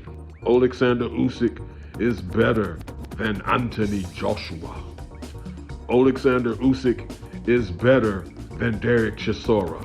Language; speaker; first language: English; native; English